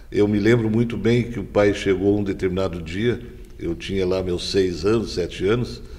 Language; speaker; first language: Portuguese; native; Portuguese